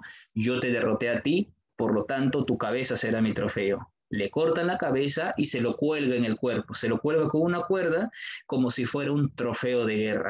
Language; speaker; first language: Spanish; native; Spanish